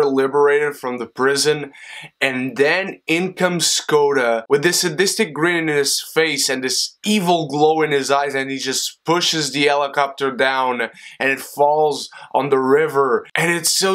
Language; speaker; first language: English; non-native, fluent; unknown